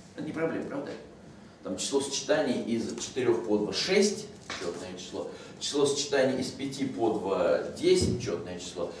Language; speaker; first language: Russian; native; Russian